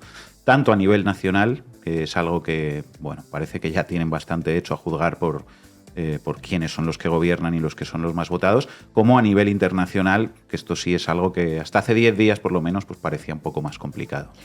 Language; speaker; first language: Spanish; native; Spanish